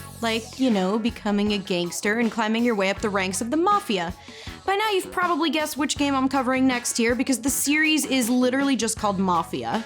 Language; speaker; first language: English; native; English